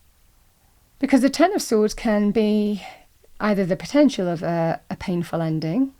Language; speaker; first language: English; native; English